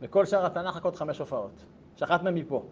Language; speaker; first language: Hebrew; native; Hebrew